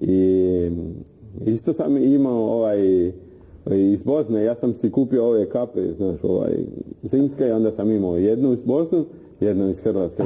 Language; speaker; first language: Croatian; non-native, fluent; Spanish